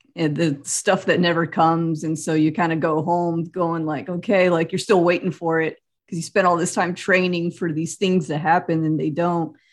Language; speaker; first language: English; native; English